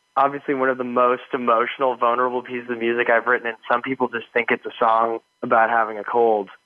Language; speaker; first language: English; native; English